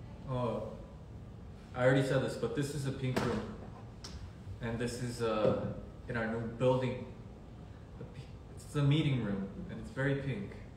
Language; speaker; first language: English; early bilingual, other home language; Korean